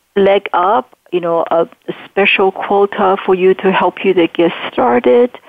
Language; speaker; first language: English; non-native, fluent; Chinese